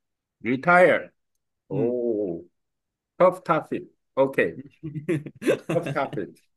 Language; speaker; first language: English; non-native, learner; Korean